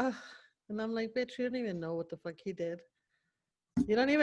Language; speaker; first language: English; early bilingual, other home language; Spanish